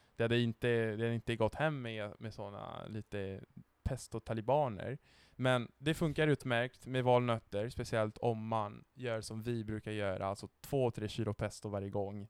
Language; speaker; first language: Swedish; non-native, fluent; Italian